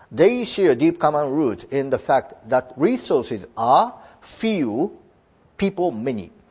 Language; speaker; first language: English; non-native, fluent; Japanese